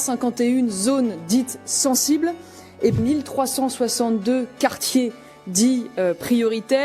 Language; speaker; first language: French; native; French